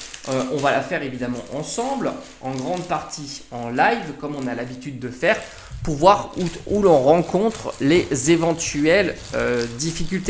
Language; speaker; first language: French; native; French